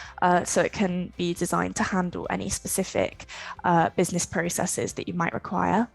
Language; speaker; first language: English; native; English